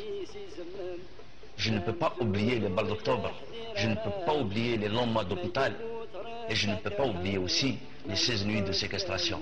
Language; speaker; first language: French; non-native, local second language; Kabyle